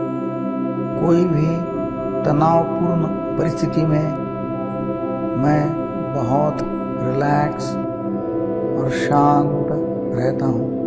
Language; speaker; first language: Hindi; non-native, local second language; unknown